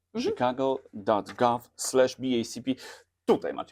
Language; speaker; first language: Polish; native; Polish